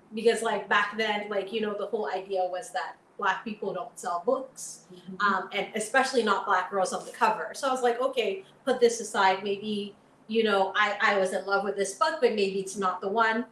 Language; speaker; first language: English; early bilingual, other home language; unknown